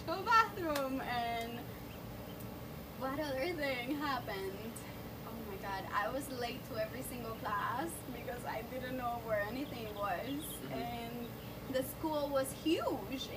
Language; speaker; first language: English; non-native, fluent; Spanish